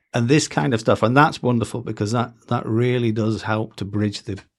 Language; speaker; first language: English; native; English